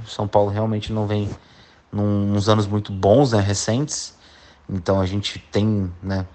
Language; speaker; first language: Portuguese; native; Portuguese